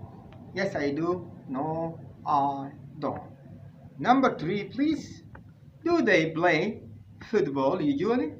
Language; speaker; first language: English; non-native, fluent; Arabic